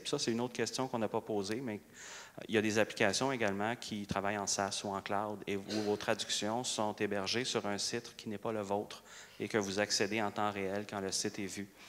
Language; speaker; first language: French; native; French